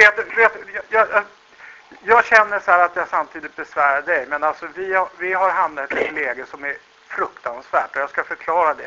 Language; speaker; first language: Swedish; native; Swedish